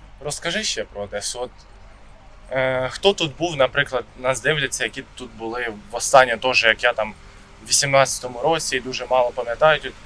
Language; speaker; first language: Ukrainian; native; Ukrainian